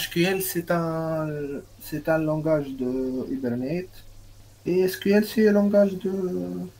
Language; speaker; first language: French; non-native, local second language; Arabic